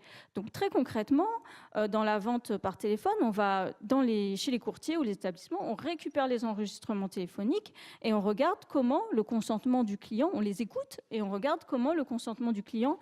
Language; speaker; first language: French; native; French